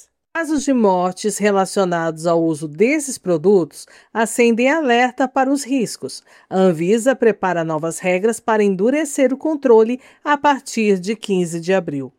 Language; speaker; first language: Portuguese; native; Portuguese